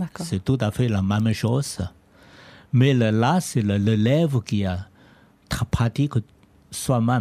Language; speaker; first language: French; non-native, learner; Chinese